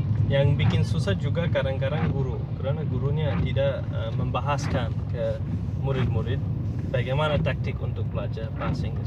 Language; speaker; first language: Indonesian; non-native, fluent; English